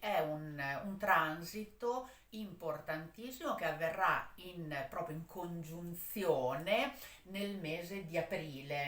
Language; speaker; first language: Italian; native; Italian